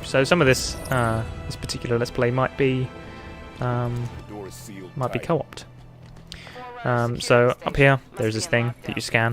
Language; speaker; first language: English; native; English